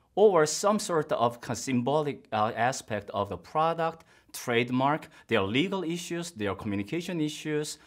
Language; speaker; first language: English; non-native, fluent; Korean